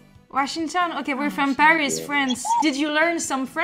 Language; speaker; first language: English; non-native, learner; French